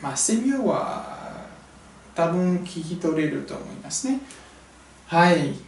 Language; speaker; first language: Japanese; non-native, fluent; French